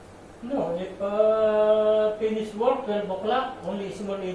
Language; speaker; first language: English; non-native, learner; Filipino